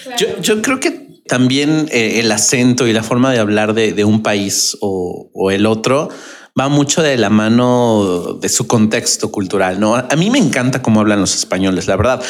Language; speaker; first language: Spanish; native; Spanish